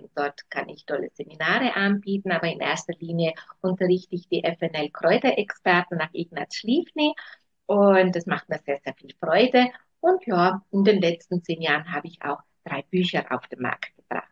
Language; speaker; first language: German; native; German